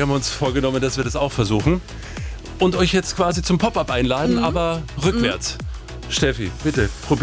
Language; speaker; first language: German; native; German